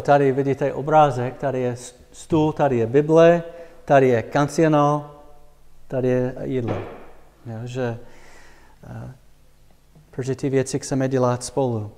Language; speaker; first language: Czech; non-native, fluent; English